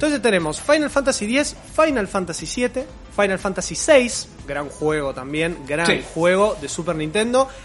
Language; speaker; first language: Spanish; native; Spanish